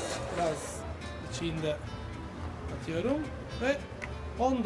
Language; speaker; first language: Turkish; non-native, learner; Italian